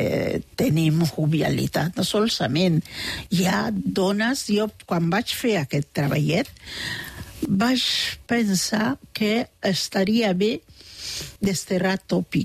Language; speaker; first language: Catalan; non-native, fluent; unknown